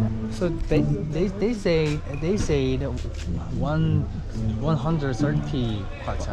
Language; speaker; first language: English; non-native, learner; Korean